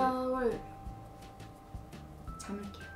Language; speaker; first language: Korean; non-native, fluent; Swedish